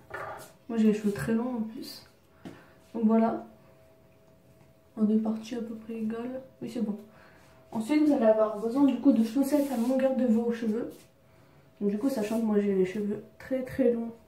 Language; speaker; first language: French; native; French